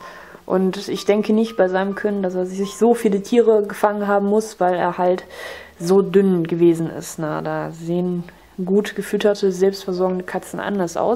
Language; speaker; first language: German; native; German